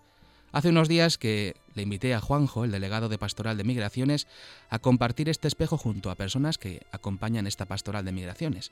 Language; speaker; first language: Spanish; native; Spanish